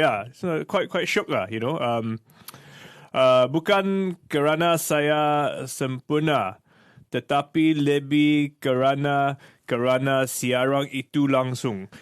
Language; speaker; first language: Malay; non-native, learner; English